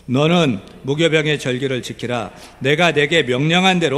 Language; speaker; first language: Korean; native; Korean